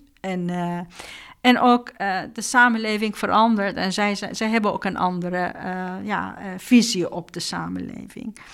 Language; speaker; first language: Dutch; non-native, fluent; Persian